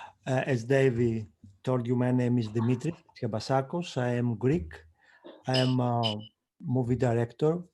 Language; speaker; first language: English; non-native, fluent; Greek